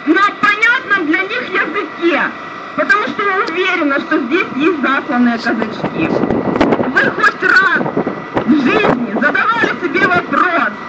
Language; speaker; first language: Russian; non-native, local second language; Ukrainian